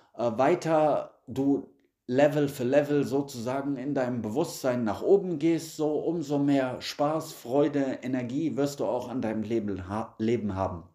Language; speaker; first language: German; native; German